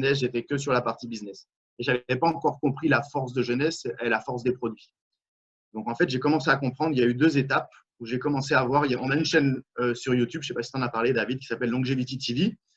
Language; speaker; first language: French; native; French